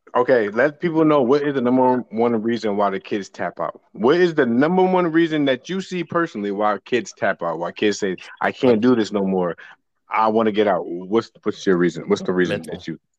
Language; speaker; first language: English; native; English